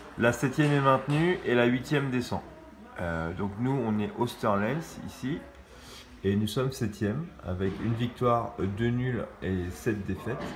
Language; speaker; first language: French; native; French